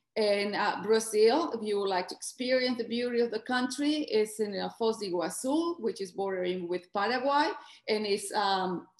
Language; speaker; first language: English; non-native, fluent; Spanish